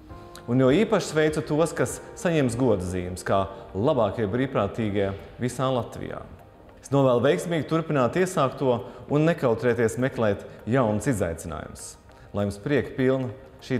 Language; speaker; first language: Latvian; native; Latvian